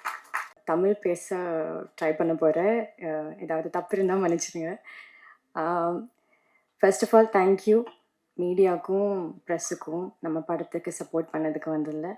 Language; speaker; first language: Tamil; non-native, learner; Malayalam